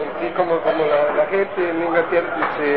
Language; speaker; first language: Spanish; non-native, learner; German